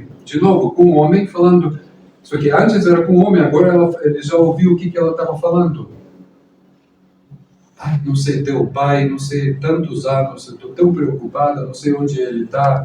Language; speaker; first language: Portuguese; non-native, fluent; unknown